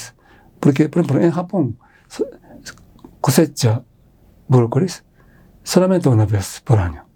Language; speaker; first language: Spanish; non-native, fluent; Japanese